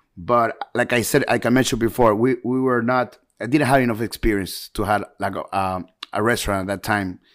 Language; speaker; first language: English; early bilingual, heritage; Spanish